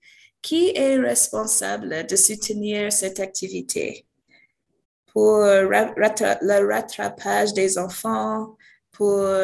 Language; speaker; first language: French; non-native, fluent; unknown